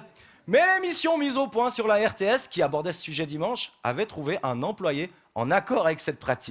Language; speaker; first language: French; native; French